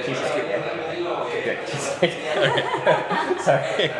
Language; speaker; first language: English; native; English